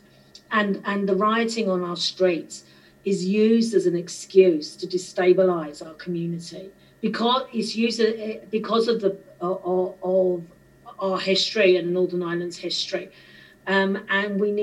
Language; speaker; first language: English; native; English